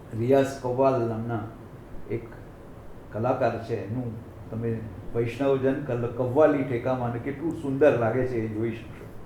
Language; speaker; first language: Gujarati; native; Gujarati